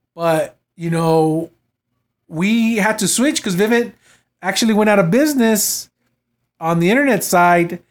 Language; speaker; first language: English; native; English